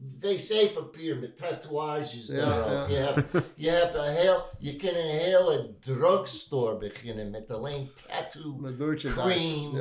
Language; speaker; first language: Dutch; non-native, learner; English